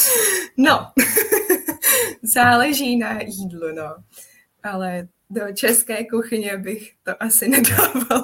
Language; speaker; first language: Czech; non-native, fluent; Japanese